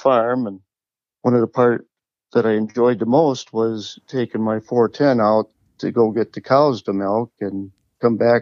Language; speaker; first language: English; native; English